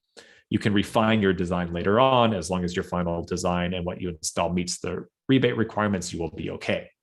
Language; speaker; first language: English; native; English